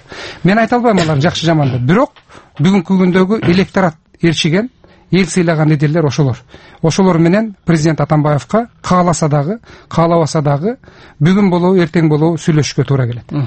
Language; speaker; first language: Kyrgyz; native; Kyrgyz